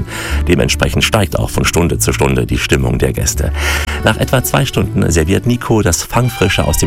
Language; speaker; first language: German; native; German